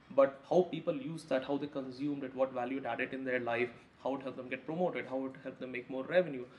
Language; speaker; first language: English; non-native, local second language; Hindi